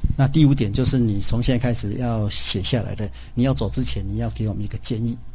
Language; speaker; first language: Chinese; native; Chinese